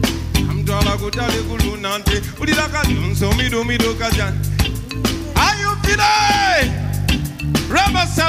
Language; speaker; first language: English; non-native, local second language; Ganda